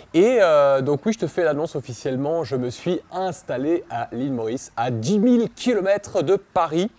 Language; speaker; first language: French; native; French